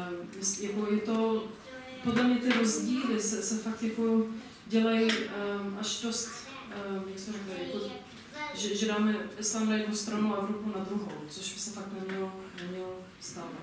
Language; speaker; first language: Czech; non-native, fluent; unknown